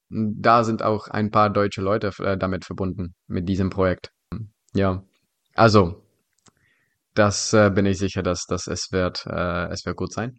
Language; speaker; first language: German; non-native, fluent; Czech